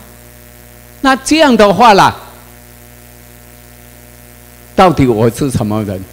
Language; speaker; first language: Chinese; non-native, local second language; Min Nan Chinese